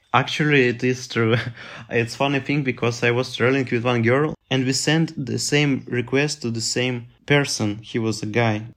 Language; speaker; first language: English; non-native, fluent; Russian